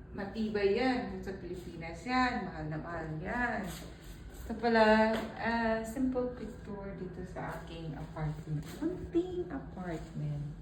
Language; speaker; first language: Filipino; non-native, local second language; Waray